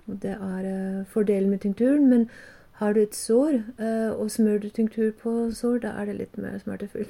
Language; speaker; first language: Norwegian; non-native, fluent; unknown